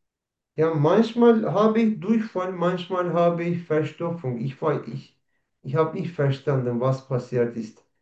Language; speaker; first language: German; non-native, learner; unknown